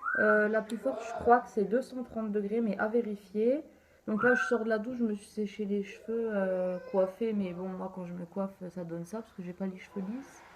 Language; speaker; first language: French; native; French